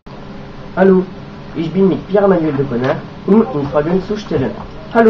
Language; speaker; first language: German; non-native, learner; French